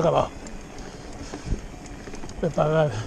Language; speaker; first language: Spanish; native; Spanish